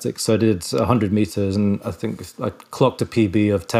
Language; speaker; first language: English; native; English